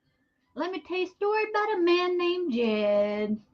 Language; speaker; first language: English; native; English